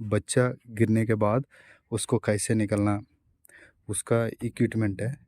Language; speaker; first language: Hindi; non-native, local second language; Telugu